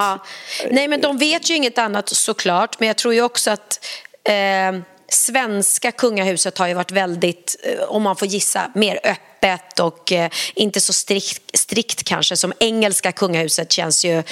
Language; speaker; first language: Swedish; native; Swedish